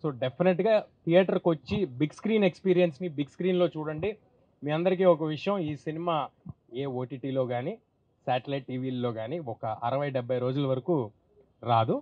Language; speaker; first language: Telugu; native; Telugu